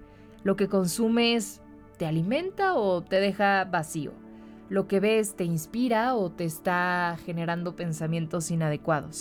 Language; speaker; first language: Spanish; native; Spanish